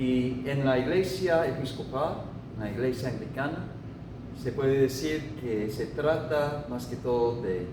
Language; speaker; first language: Spanish; non-native, fluent; English